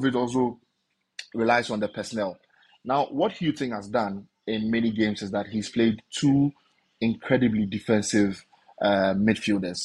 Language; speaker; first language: English; non-native, local second language; Akan